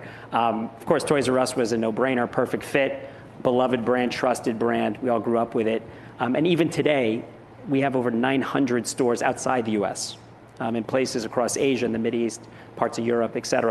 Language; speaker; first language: English; native; English